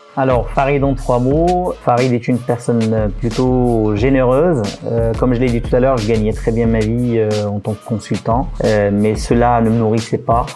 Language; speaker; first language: French; non-native, local second language; Arabic